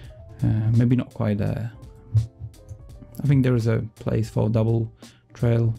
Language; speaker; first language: English; non-native, fluent; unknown